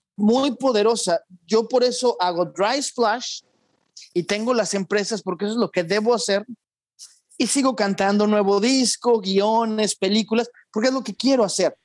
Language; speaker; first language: Spanish; native; Spanish